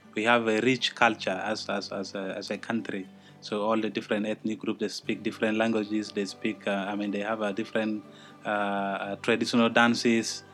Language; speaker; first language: English; non-native, fluent; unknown